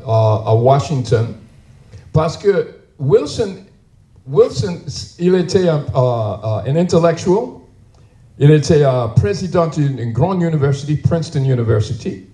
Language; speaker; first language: French; non-native, learner; English